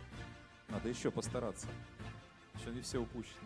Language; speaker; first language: Russian; native; Russian